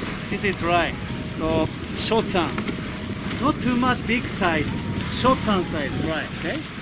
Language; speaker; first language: English; non-native, learner; Japanese